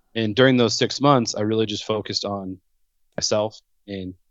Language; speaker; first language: English; native; English